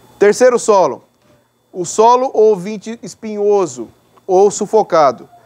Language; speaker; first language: Portuguese; native; Portuguese